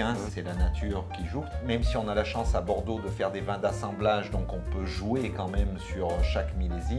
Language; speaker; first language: French; native; French